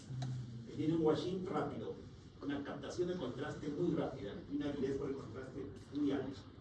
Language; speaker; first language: Spanish; native; Spanish